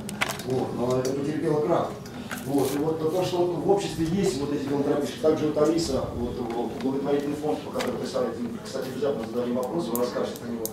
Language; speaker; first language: Russian; native; Russian